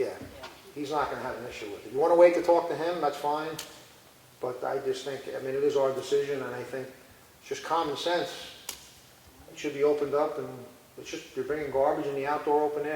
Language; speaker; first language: English; native; English